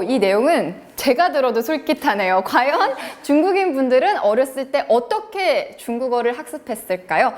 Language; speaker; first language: Korean; native; Korean